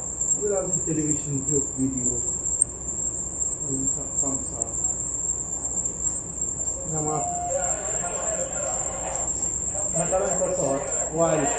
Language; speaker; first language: Arabic; non-native, learner; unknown